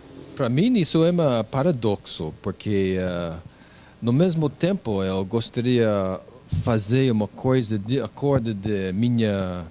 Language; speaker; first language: Portuguese; non-native, learner; English